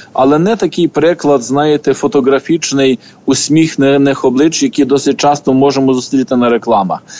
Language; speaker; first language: Ukrainian; native; Ukrainian